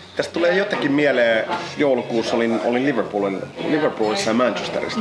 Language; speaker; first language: Finnish; native; Finnish